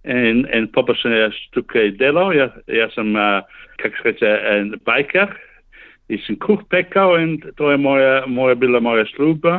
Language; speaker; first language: Slovenian; early bilingual, heritage; Slovenian